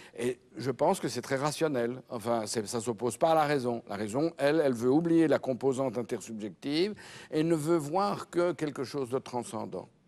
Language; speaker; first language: French; native; French